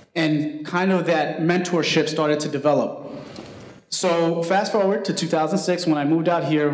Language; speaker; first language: English; early bilingual, other home language; Spanish